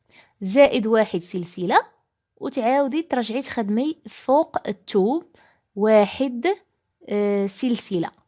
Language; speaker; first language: Arabic; native; Arabic